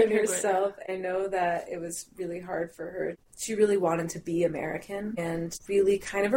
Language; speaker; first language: English; non-native, local second language; French